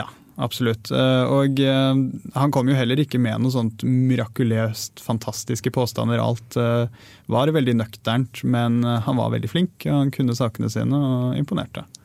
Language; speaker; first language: Norwegian; native; Norwegian